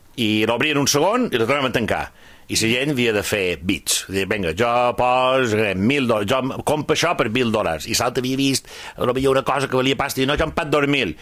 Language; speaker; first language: Catalan; native; Catalan